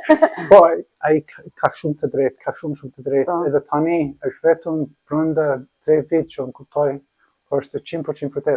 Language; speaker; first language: Albanian; non-native, learner; English